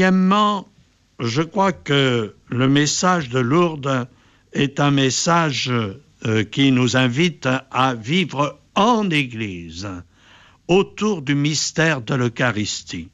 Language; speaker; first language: French; native; French